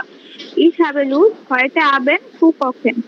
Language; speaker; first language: German; non-native, learner; Bangla